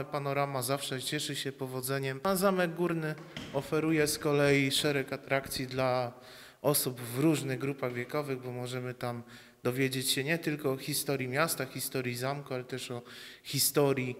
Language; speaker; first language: Polish; native; Polish